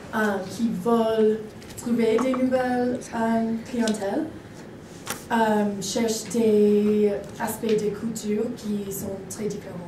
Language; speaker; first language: French; non-native, learner; English